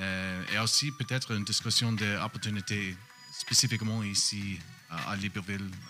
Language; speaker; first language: French; non-native, learner; English